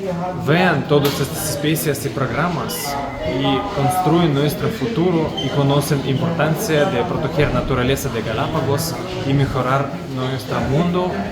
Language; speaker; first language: Spanish; non-native, learner; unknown